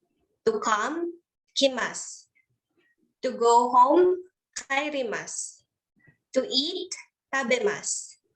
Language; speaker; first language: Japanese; non-native, learner; Filipino